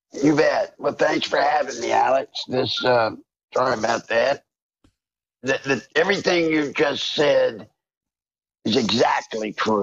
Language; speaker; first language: English; native; English